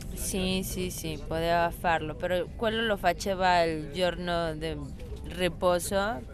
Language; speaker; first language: Italian; non-native, learner; Spanish